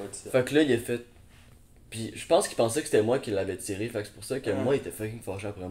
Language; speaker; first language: French; native; French